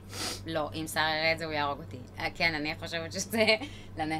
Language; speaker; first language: Hebrew; native; Hebrew